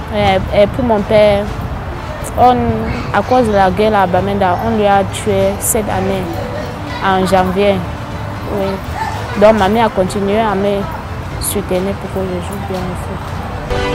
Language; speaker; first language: French; non-native, local second language; English